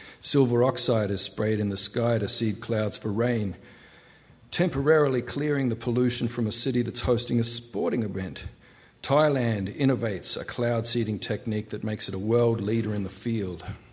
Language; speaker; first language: English; native; English